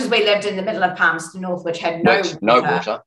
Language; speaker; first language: English; native; English